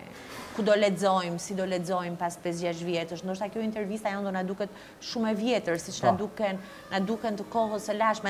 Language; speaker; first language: Albanian; native; Albanian